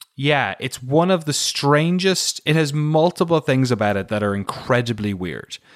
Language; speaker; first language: English; native; English